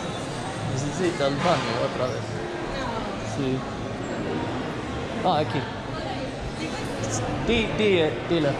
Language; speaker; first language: Spanish; non-native, learner; Swedish